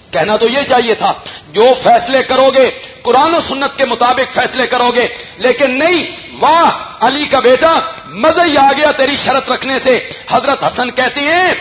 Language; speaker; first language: Urdu; non-native, local second language; Punjabi